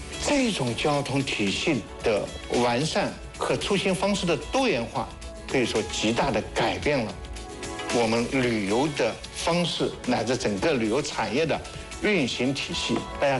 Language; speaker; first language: Chinese; native; Chinese